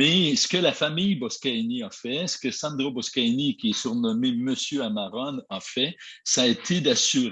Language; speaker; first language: French; native; French